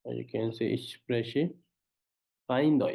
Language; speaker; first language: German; non-native, fluent; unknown